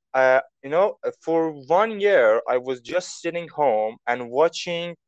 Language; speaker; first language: English; non-native, fluent; Persian